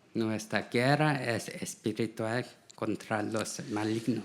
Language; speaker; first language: Spanish; non-native, learner; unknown